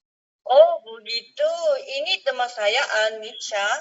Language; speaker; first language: Indonesian; non-native, learner; Korean